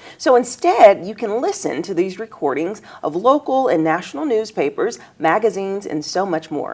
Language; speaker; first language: English; native; English